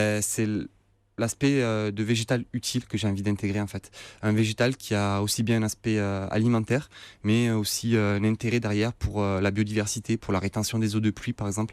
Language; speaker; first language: French; native; French